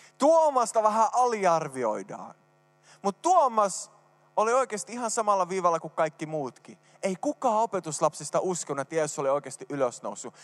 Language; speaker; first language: Finnish; early bilingual, heritage; Finnish